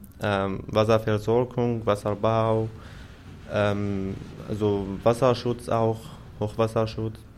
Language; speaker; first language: German; non-native, fluent; Arabic